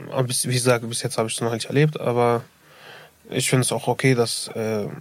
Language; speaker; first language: German; early bilingual, other home language; Arabic